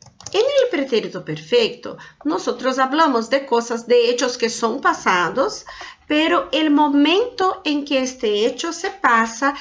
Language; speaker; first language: Spanish; non-native, fluent; Portuguese